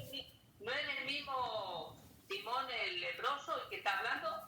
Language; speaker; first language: Spanish; native; Spanish